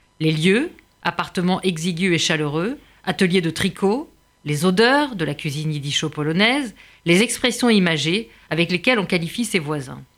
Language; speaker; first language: French; native; French